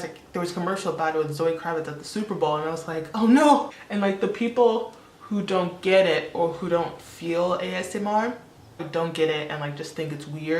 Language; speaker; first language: English; early bilingual, other home language; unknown